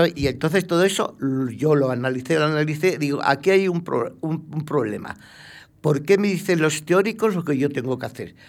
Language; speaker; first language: Spanish; native; Spanish